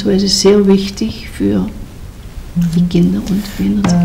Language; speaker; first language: German; non-native, fluent; Dutch